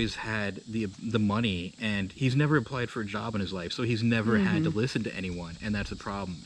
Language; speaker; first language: English; native; English